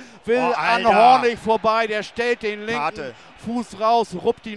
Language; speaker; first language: German; native; German